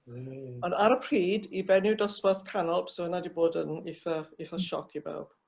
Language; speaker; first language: Welsh; native; Welsh